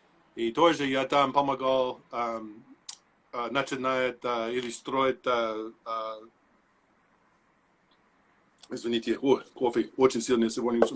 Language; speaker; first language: Russian; non-native, learner; English